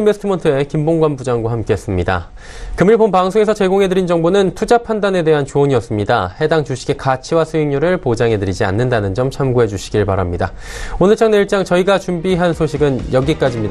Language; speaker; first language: Korean; native; Korean